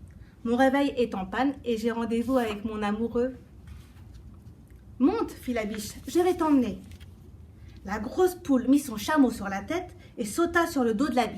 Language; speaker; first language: French; native; French